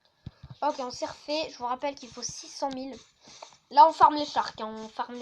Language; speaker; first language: French; native; French